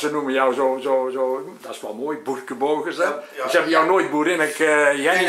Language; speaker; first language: Dutch; native; Dutch